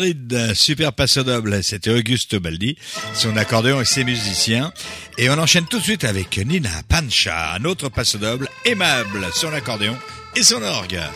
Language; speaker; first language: French; native; French